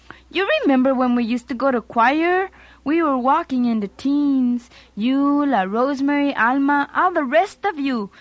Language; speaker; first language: English; early bilingual, other home language; Spanish